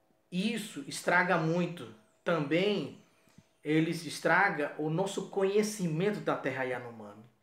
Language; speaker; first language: Portuguese; non-native, local second language; Yanomámi